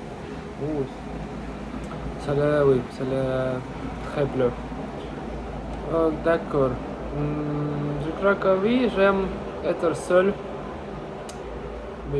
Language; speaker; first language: French; non-native, learner; Russian